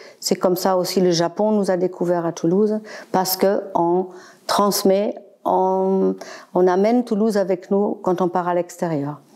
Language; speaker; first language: French; non-native, fluent; German